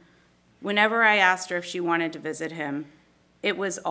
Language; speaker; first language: English; native; English